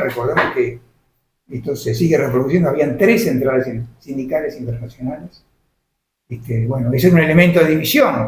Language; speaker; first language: Spanish; native; Spanish